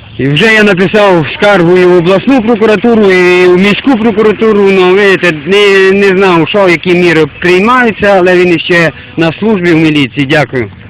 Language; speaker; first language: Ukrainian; native; Ukrainian